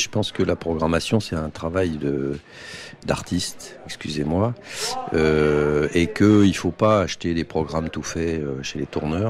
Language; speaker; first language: French; native; French